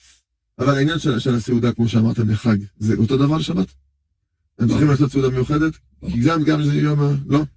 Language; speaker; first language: Hebrew; non-native, fluent; French